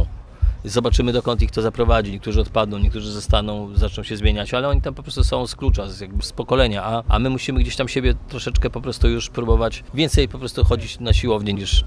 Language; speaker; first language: Polish; native; Polish